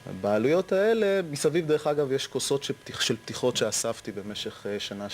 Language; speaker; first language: Hebrew; native; Hebrew